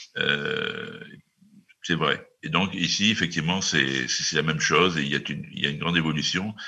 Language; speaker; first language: French; native; French